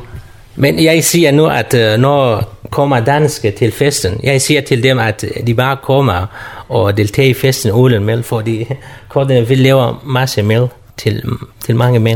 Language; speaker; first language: Danish; non-native, fluent; Kurdish